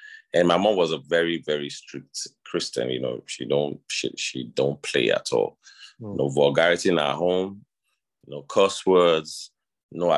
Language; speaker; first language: English; non-native, local second language; Yoruba